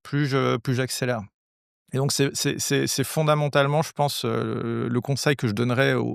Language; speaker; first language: French; native; French